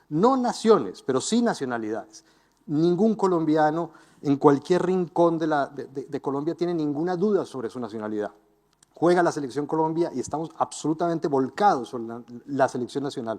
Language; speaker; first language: Spanish; native; Spanish